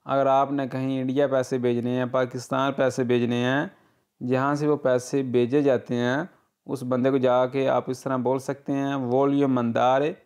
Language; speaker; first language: Urdu; non-native, local second language; Punjabi